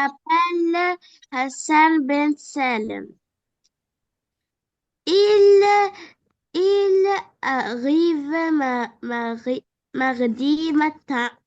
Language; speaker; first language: French; non-native, learner; Arabic